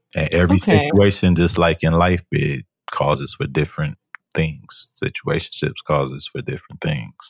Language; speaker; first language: English; native; English